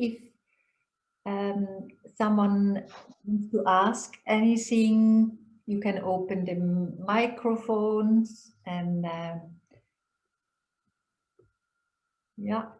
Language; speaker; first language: English; non-native, fluent; German